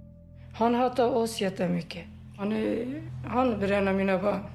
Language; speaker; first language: Swedish; non-native, learner; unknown